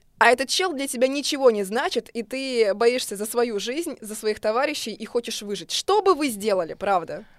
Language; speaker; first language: Russian; native; Russian